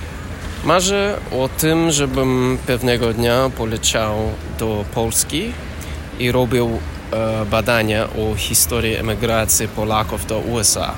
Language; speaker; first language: Polish; non-native, learner; English